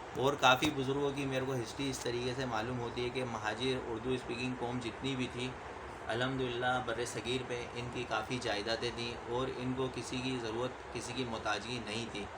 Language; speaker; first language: Urdu; native; Urdu